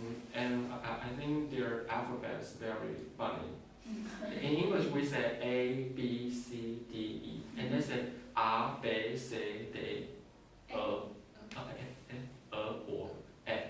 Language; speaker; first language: English; non-native, learner; Chinese